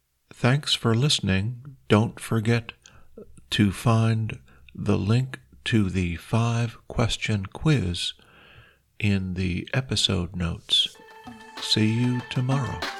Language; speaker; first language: English; native; English